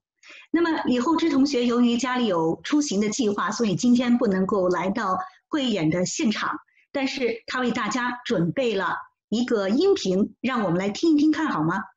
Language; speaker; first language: Chinese; native; Chinese